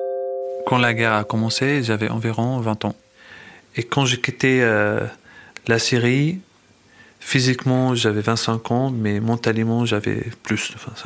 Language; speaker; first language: French; non-native, fluent; Arabic